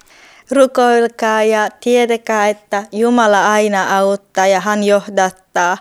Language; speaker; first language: Finnish; non-native, fluent; Turkish